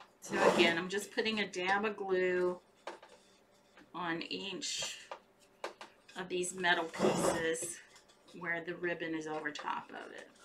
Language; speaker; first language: English; native; English